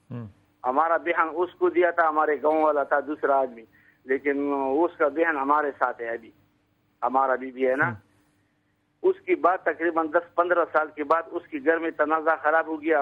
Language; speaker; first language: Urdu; non-native, local second language; Pashto